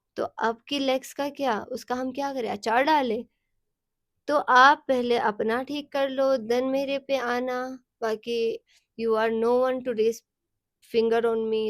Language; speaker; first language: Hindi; non-native, local second language; Sicilian